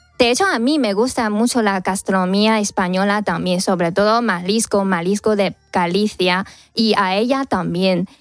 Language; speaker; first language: Spanish; non-native, fluent; Chinese